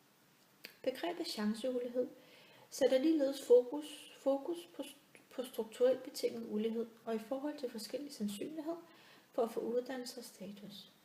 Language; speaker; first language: Danish; native; Danish